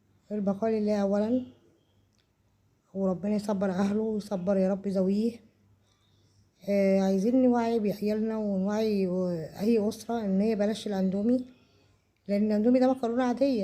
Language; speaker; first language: Arabic; native; Arabic